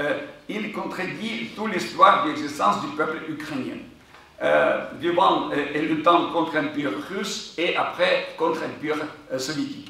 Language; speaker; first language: French; non-native, fluent; Ukrainian